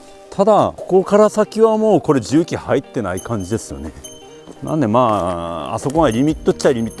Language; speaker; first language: Japanese; native; Japanese